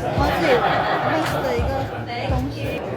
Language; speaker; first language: Chinese; native; Chinese